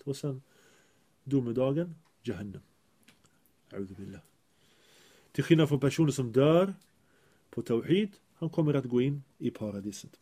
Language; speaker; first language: Swedish; early bilingual, other home language; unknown